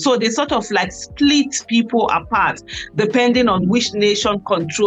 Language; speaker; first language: English; non-native, local second language; Hausa